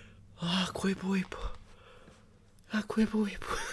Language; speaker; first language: Italian; native; Italian